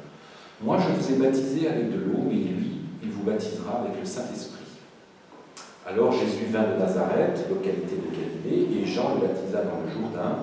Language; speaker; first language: French; native; French